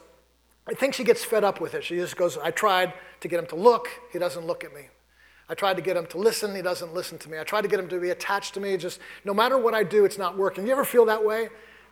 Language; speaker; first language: English; native; English